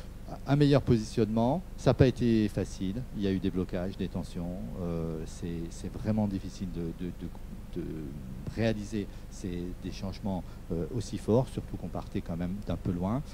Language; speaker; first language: French; native; French